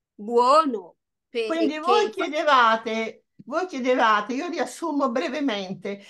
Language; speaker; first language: Italian; non-native, learner; Swahili